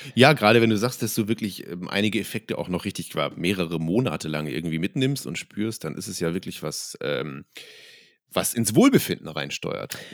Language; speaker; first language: German; native; German